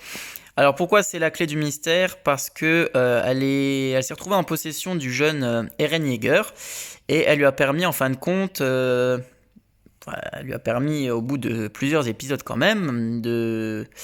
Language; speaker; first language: French; native; French